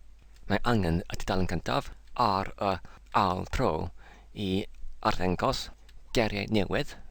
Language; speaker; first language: Welsh; non-native, fluent; English